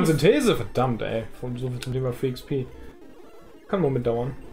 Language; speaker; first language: German; native; German